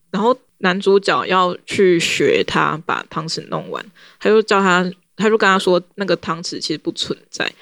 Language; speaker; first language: Chinese; native; Chinese